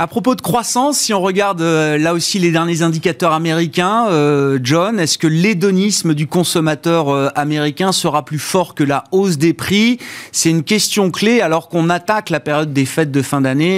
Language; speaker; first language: French; native; French